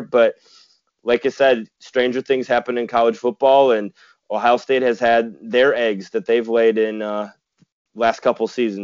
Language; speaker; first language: English; native; English